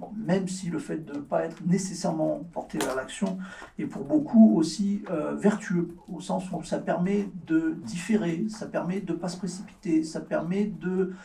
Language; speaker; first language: French; native; French